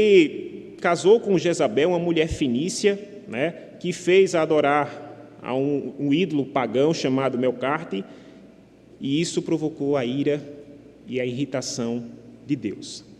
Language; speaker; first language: Portuguese; native; Portuguese